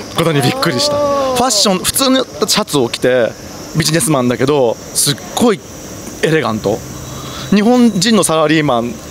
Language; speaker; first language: Japanese; native; Japanese